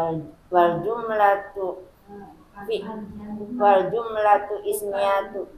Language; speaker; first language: Arabic; non-native, learner; Indonesian